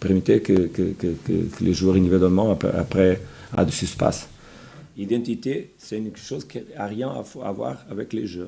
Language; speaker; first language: French; non-native, fluent; Portuguese